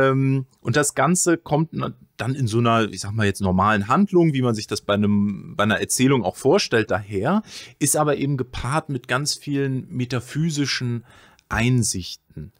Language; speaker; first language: German; native; German